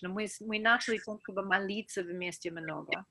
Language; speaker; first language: Russian; non-native, fluent; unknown